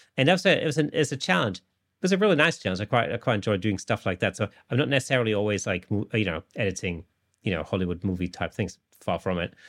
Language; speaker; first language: English; non-native, fluent; German